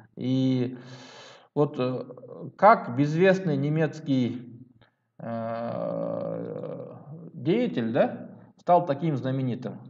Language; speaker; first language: Russian; non-native, local second language; Kyrgyz